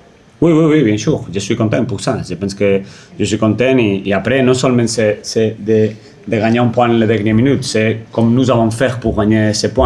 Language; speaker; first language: French; non-native, fluent; Spanish